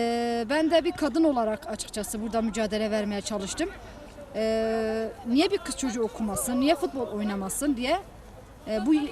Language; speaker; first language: Turkish; native; Turkish